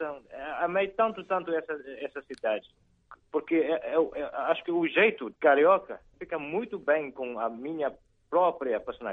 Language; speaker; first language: Portuguese; non-native, fluent; Chinese